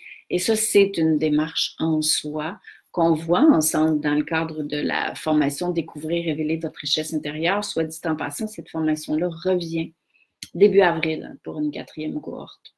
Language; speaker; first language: French; native; French